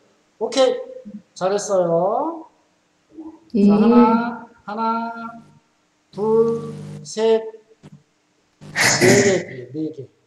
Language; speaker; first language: Korean; native; Korean